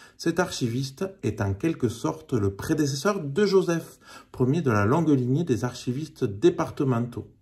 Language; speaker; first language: French; native; French